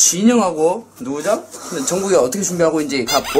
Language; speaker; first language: Korean; native; Korean